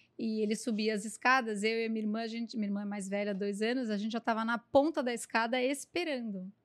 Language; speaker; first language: Portuguese; native; Portuguese